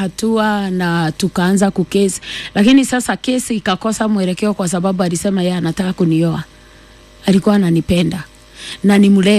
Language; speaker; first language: Swahili; non-native, local second language; Kikuyu